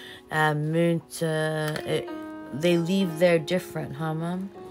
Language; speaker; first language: English; early bilingual, other home language; Portuguese